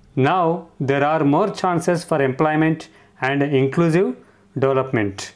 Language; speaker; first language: English; non-native, local second language; Telugu